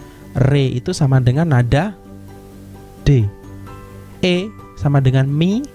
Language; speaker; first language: Indonesian; native; Indonesian